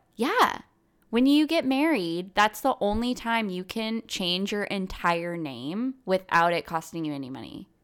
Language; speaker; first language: English; native; English